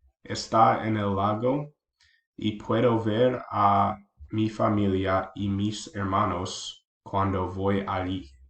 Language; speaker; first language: Spanish; non-native, learner; English